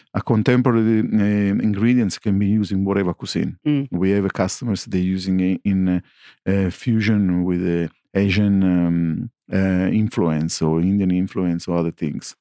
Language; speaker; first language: English; non-native, learner; Italian